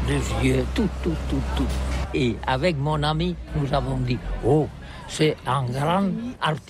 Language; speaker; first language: French; non-native, learner; Catalan